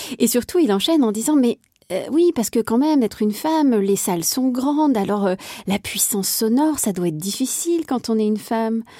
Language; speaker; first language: French; native; French